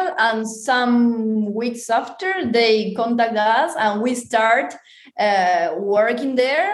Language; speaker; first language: English; non-native, fluent; Spanish